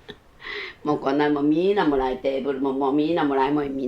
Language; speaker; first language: Japanese; native; Japanese